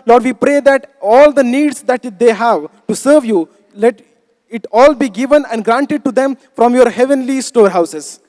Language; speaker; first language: English; non-native, local second language; Marathi